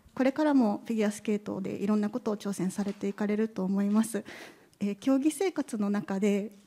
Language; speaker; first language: Japanese; native; Japanese